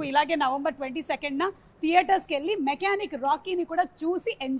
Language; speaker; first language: Telugu; native; Telugu